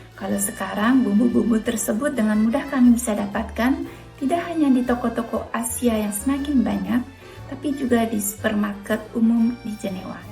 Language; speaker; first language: Indonesian; native; Indonesian